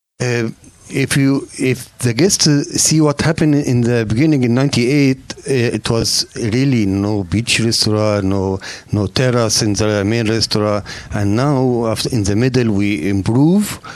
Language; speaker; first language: English; non-native, learner; Arabic